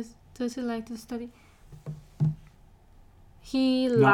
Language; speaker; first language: English; non-native, learner; Korean